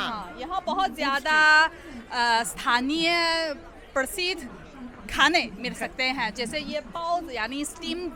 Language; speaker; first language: Hindi; non-native, fluent; Chinese